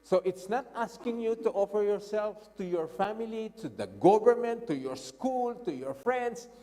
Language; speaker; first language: English; non-native, local second language; Filipino